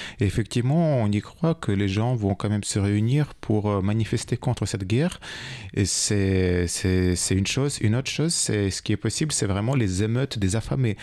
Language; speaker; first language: French; non-native, fluent; Ukrainian